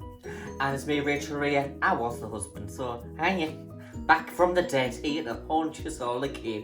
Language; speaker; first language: English; native; English